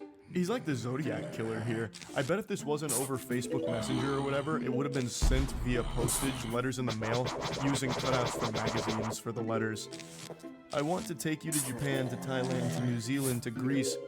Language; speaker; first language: English; native; English